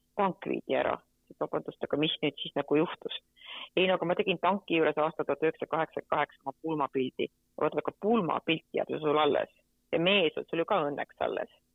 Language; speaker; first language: Estonian; native; Estonian